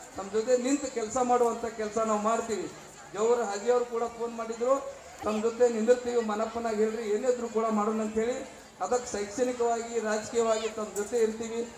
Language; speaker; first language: Kannada; non-native, local second language; Lambadi